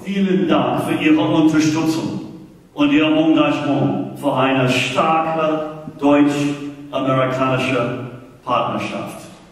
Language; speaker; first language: German; non-native, fluent; English